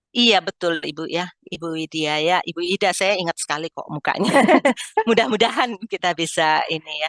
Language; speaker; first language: Indonesian; native; Indonesian